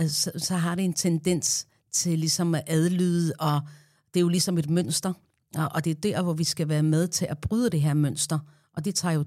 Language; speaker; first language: Danish; non-native, fluent; Arabic